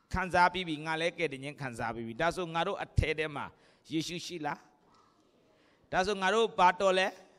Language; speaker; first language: Burmese; non-native, local second language; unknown